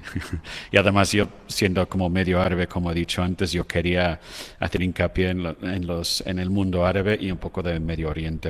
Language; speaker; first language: Spanish; non-native, fluent; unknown